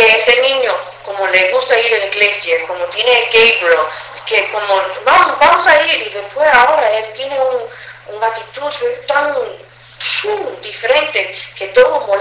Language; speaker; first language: Spanish; early bilingual, heritage; English